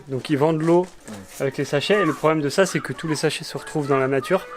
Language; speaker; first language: French; native; French